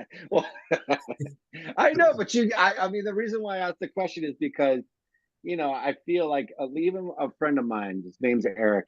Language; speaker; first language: English; native; English